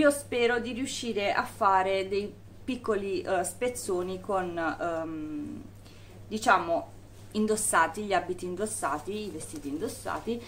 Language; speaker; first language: Italian; native; Italian